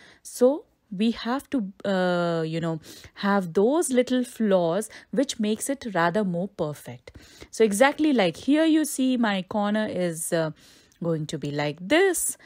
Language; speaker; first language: English; non-native, local second language; Hindi